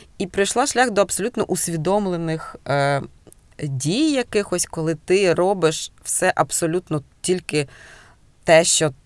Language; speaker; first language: Ukrainian; native; Ukrainian